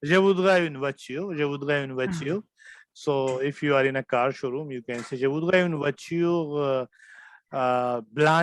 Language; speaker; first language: French; non-native, fluent; Urdu